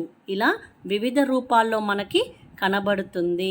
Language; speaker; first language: Telugu; native; Telugu